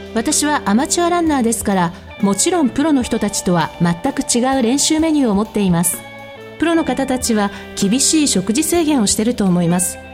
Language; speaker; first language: Japanese; non-native, fluent; English